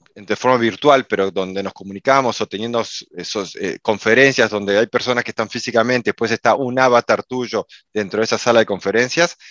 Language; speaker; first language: Spanish; native; Spanish